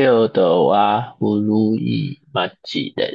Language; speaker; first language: Japanese; non-native, learner; Chinese